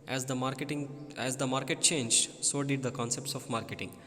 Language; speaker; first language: English; non-native, local second language; Kannada